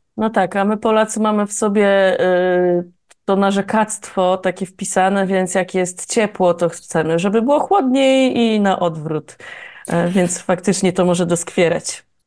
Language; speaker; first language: Polish; native; Polish